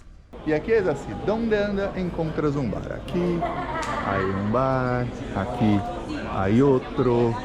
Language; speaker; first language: Spanish; non-native, fluent; Portuguese